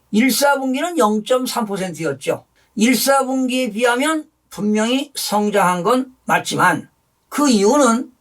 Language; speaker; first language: Korean; native; Korean